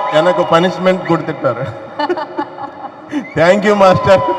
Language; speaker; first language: Tamil; non-native, learner; Telugu